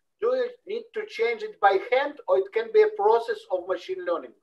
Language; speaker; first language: English; non-native, fluent; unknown